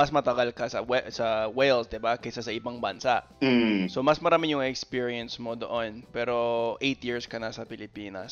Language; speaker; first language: Filipino; non-native, fluent; English